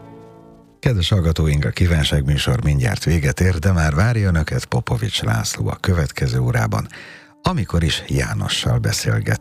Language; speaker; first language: Hungarian; native; Hungarian